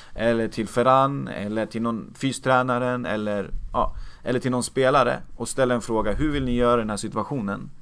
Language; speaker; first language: Swedish; native; Swedish